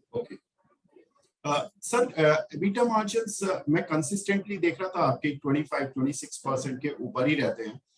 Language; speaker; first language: Hindi; native; Hindi